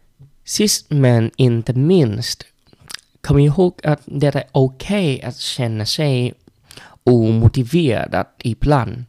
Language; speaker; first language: Swedish; non-native, learner; Vietnamese